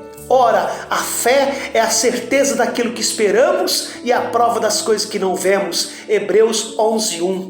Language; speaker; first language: Portuguese; native; Portuguese